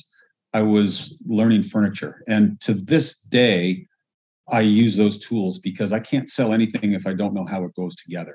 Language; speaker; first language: English; native; English